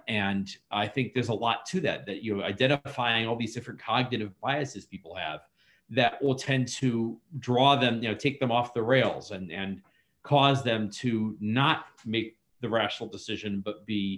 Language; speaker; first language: English; native; English